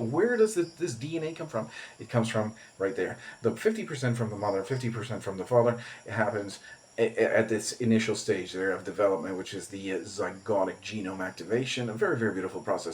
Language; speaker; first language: English; native; English